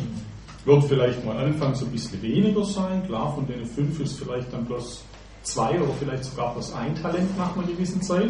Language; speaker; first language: German; native; German